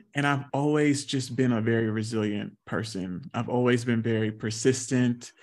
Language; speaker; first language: English; native; English